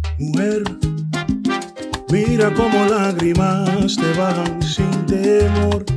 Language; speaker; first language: Spanish; native; Spanish